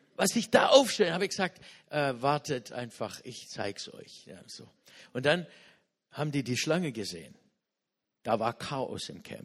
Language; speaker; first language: German; non-native, fluent; English